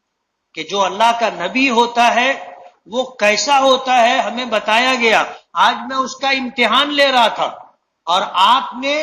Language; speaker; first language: Urdu; native; Urdu